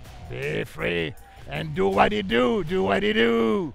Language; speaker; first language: English; non-native, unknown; French